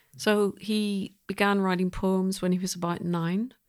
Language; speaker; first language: English; native; English